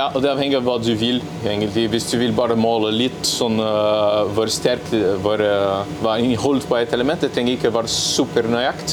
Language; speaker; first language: Norwegian; non-native, learner; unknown